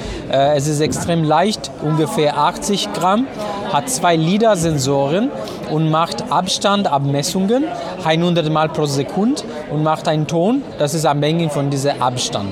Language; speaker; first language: German; non-native, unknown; Italian